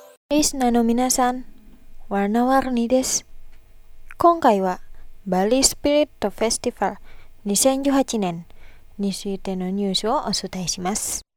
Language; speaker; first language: Japanese; non-native, fluent; Indonesian